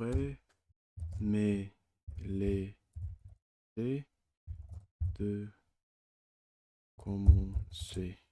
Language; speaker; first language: French; non-native, learner; Russian